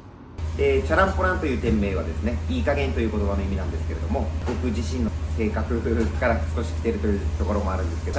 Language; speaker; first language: Japanese; native; Japanese